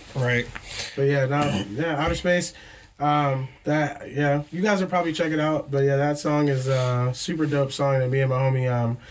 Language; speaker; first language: English; native; English